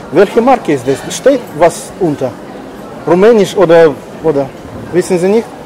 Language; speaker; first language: German; non-native, learner; Russian